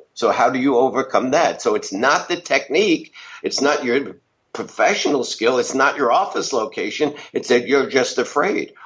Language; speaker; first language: English; native; English